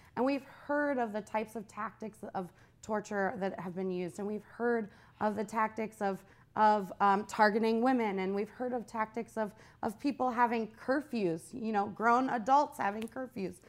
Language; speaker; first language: English; native; English